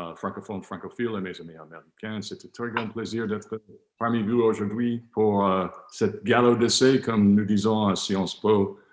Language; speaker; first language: French; non-native, learner; English